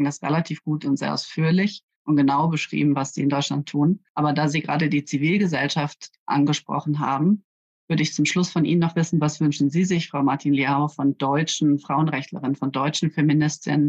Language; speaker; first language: German; native; German